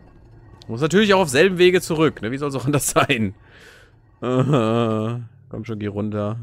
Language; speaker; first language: German; native; German